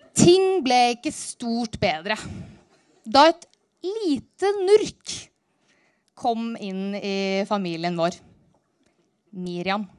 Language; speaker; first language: Norwegian; native; Norwegian